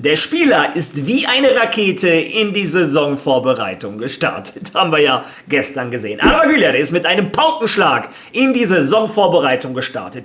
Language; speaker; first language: German; native; German